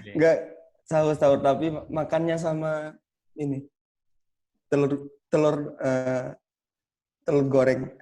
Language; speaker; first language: Indonesian; non-native, fluent; Thai